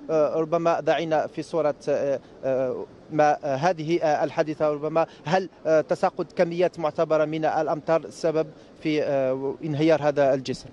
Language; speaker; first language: Arabic; native; Arabic